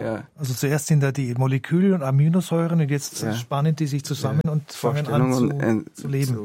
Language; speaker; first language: German; native; German